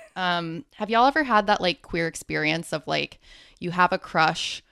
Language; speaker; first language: English; early bilingual, other home language; Hindi